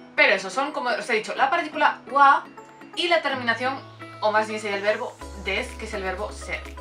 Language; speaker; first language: Spanish; native; Spanish